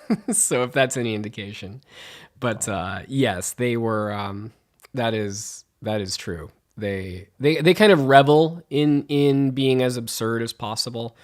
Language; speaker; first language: English; native; English